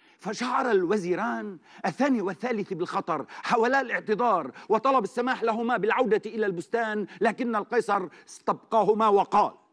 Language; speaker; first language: Arabic; non-native, fluent; Turkish